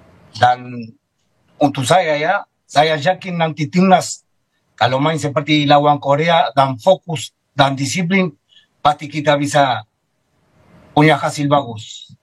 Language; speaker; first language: Indonesian; non-native, fluent; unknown